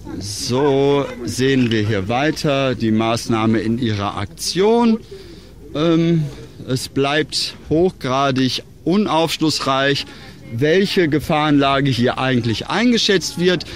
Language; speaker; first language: German; native; German